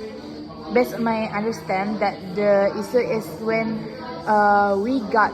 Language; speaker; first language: English; non-native, learner; Indonesian